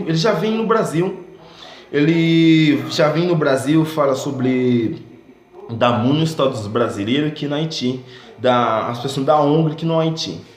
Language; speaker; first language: Portuguese; non-native, fluent; Haitian Creole